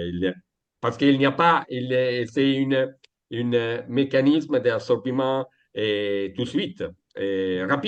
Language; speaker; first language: French; non-native, fluent; Italian